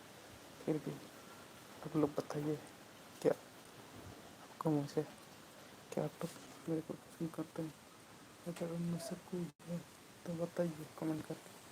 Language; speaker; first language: Hindi; non-native, local second language; Santali